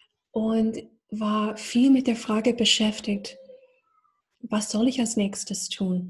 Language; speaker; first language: German; non-native, fluent; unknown